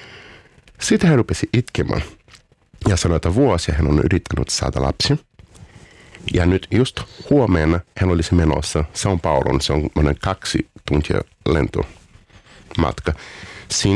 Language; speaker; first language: Finnish; non-native, learner; Portuguese